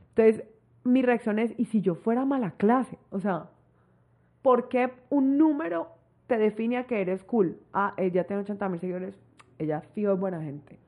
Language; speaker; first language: Spanish; native; Spanish